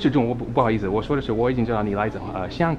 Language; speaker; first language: Chinese; non-native, fluent; English